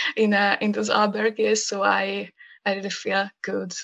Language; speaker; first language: English; non-native, learner; Hungarian